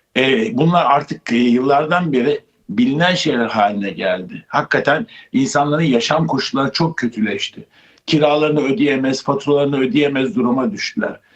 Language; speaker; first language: Turkish; native; Turkish